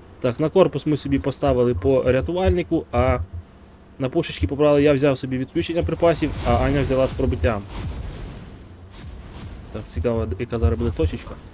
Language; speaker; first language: Ukrainian; native; Ukrainian